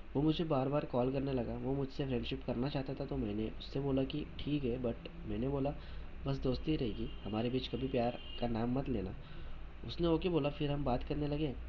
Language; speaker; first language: Hindi; non-native, local second language; Marathi